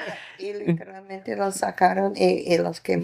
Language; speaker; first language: Spanish; non-native, fluent; English